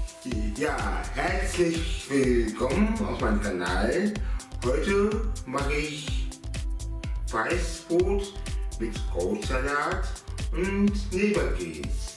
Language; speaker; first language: German; non-native, learner; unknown